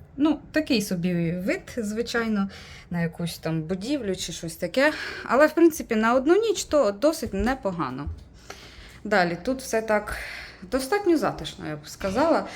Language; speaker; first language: Ukrainian; non-native, local second language; Russian